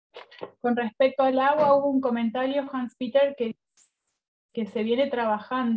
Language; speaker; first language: Spanish; native; Spanish